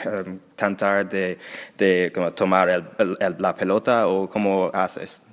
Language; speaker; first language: Spanish; non-native, learner; English